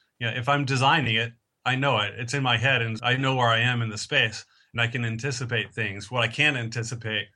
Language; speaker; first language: English; native; English